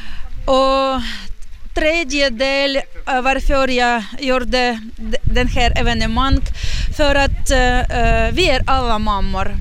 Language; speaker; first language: Swedish; non-native, learner; Ukrainian